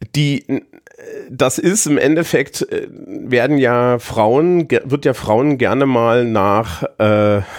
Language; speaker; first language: German; native; German